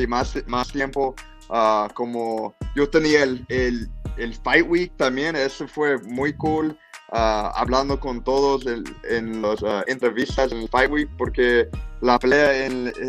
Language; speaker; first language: Spanish; early bilingual, heritage; English